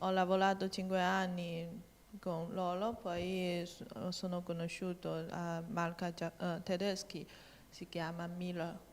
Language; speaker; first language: Italian; non-native, learner; Chinese